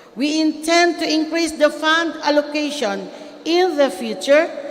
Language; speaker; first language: English; non-native, local second language; Filipino